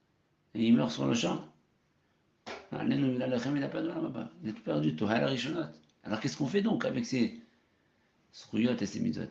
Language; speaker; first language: French; native; French